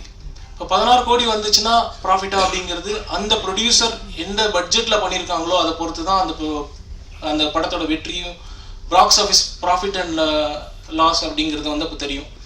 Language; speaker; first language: Tamil; native; Tamil